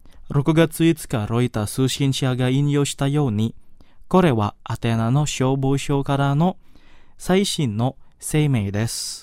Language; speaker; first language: Japanese; non-native, fluent; Indonesian